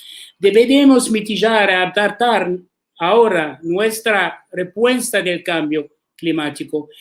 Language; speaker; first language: Spanish; non-native, learner; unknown